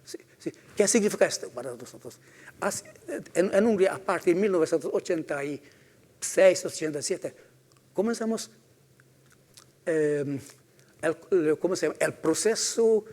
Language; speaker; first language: Spanish; non-native, fluent; Hungarian